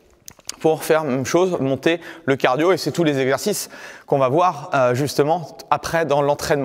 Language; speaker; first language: French; native; French